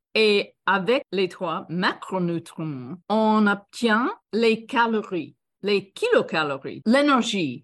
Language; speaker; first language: French; non-native, fluent; English